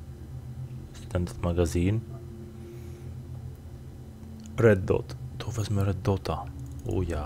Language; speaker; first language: Polish; native; Polish